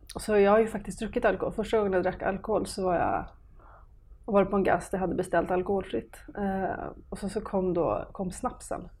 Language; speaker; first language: Swedish; early bilingual, other home language; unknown